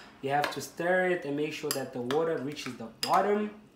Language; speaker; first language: English; non-native, local second language; Xhosa